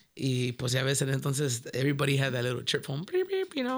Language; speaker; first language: English; early bilingual, other home language; Spanish